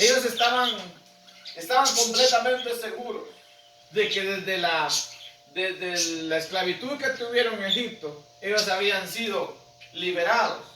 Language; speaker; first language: Spanish; native; Spanish